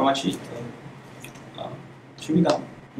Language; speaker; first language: Korean; non-native, learner; Uzbek